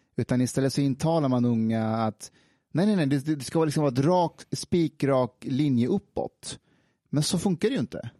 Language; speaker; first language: Swedish; early bilingual, other home language; Persian